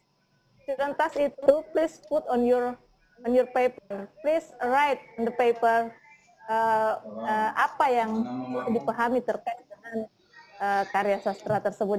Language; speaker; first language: Indonesian; native; Indonesian